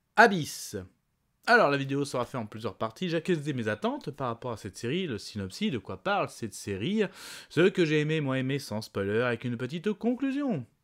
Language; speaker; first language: French; native; French